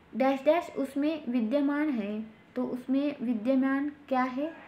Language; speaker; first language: Hindi; non-native, local second language; Marathi